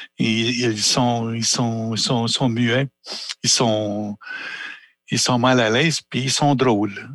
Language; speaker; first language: French; non-native, local second language; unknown